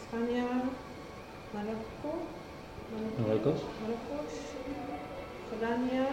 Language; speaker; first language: Spanish; non-native, learner; Swedish